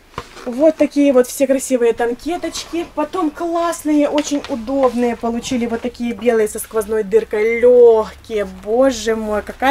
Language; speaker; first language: Russian; native; Russian